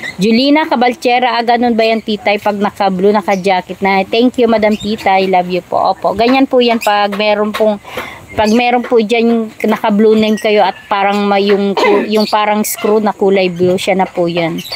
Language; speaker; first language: Filipino; non-native, local second language; Bikol